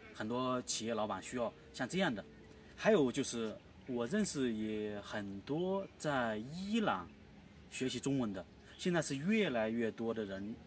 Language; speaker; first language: Chinese; native; Chinese